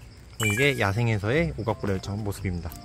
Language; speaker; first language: Korean; native; Korean